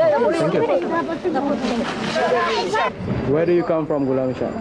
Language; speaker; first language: English; non-native, local second language; Malay